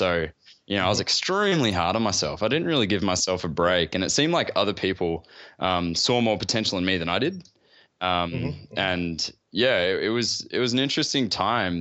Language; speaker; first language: English; native; English